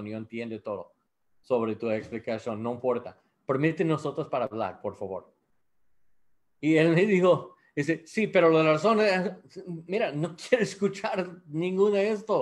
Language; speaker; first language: Spanish; non-native, learner; English